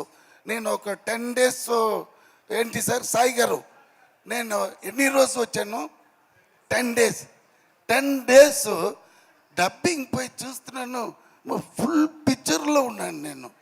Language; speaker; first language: Telugu; non-native, fluent; Tamil